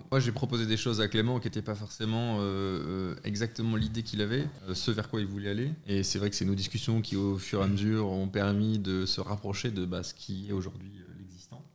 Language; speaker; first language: French; native; French